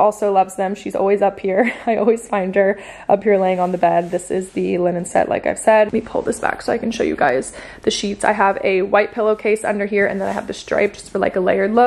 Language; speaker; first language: English; native; English